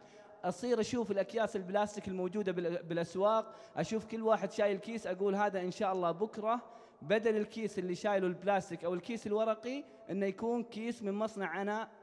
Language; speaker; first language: Arabic; native; Arabic